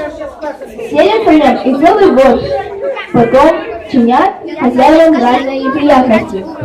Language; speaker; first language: Russian; native; Russian